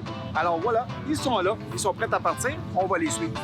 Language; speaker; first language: French; native; French